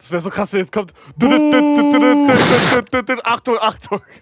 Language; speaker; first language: German; native; German